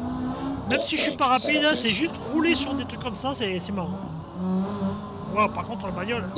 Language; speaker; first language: French; native; French